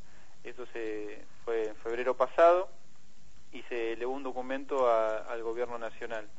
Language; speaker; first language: Spanish; native; Spanish